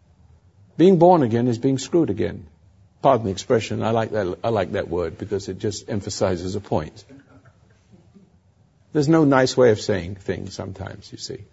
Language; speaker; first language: English; native; English